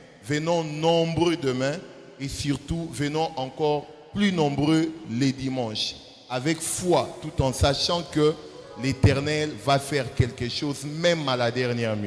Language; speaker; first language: French; non-native, local second language; Lingala